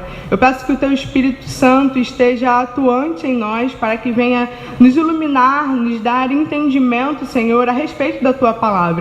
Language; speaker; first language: Portuguese; native; Portuguese